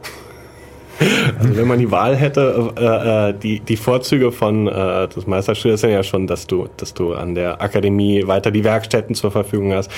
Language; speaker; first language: German; native; German